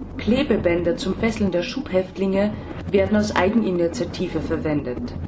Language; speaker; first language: German; native; German